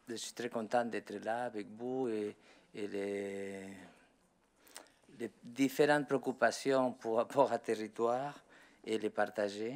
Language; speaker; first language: French; non-native, learner; Spanish